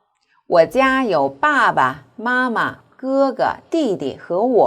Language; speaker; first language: Chinese; non-native, fluent; Korean